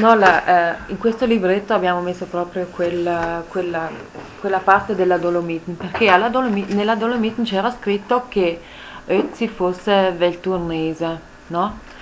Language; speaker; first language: Italian; non-native, local second language; German